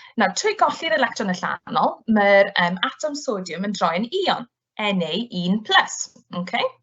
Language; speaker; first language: Welsh; native; Welsh